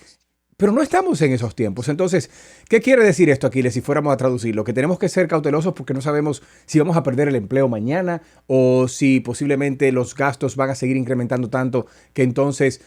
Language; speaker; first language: Spanish; native; Spanish